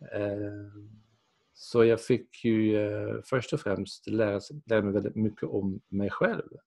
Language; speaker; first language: Swedish; non-native, fluent; Dutch